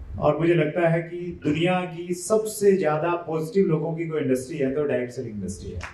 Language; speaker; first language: Hindi; native; Hindi